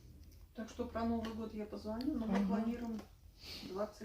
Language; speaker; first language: Russian; native; Russian